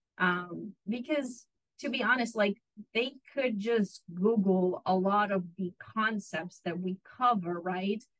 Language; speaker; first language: English; non-native, fluent; Russian